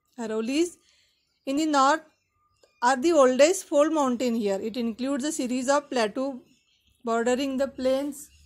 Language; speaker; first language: English; non-native, local second language; Marathi